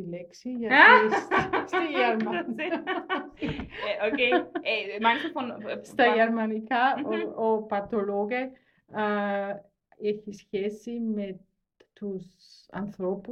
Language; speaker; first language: Greek; non-native, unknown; German